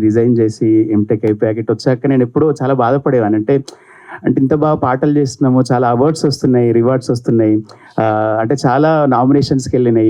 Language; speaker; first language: Telugu; native; Telugu